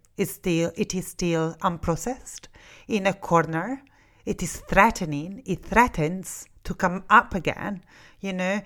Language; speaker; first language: English; non-native, fluent; Italian